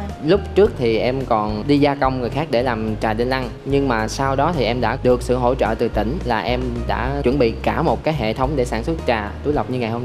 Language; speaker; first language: Vietnamese; native; Vietnamese